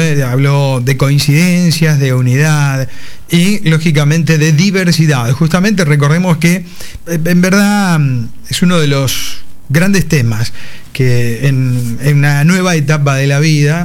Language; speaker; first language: Spanish; native; Spanish